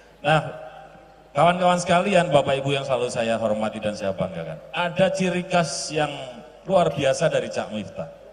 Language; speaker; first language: Indonesian; non-native, local second language; Javanese